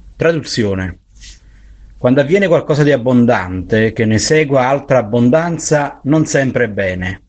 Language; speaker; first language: Italian; native; Italian